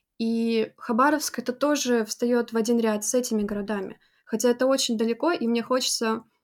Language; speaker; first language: Russian; native; Russian